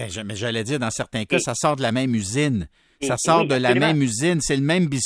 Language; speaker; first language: French; native; French